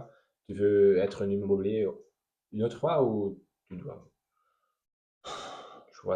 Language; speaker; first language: French; non-native, learner; Dutch